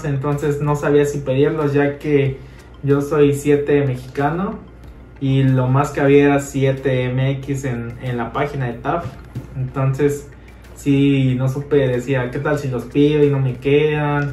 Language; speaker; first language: Spanish; native; Spanish